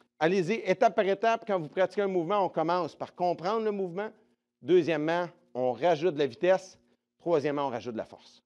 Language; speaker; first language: French; native; French